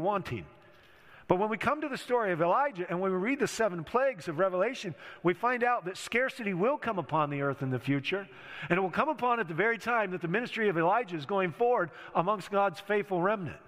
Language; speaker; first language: English; native; English